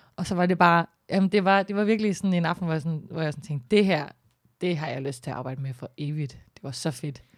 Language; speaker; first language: Danish; native; Danish